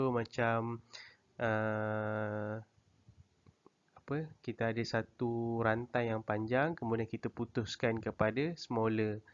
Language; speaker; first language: Malay; native; Malay